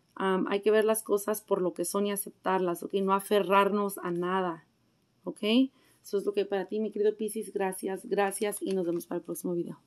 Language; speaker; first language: Spanish; early bilingual, heritage; Spanish